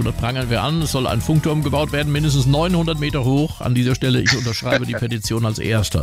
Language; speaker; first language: German; native; German